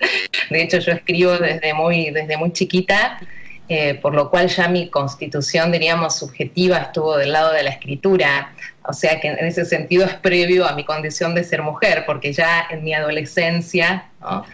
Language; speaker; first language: Spanish; native; Spanish